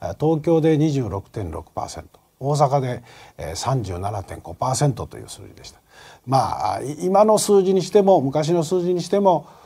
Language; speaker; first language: Japanese; native; Japanese